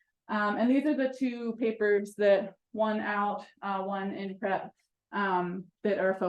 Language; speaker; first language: English; native; English